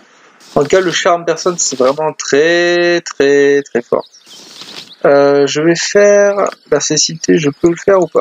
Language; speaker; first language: French; native; French